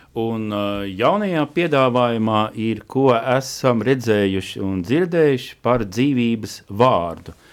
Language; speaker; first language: Latvian; native; Latvian